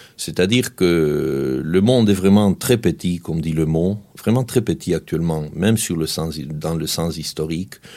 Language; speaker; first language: French; non-native, fluent; Spanish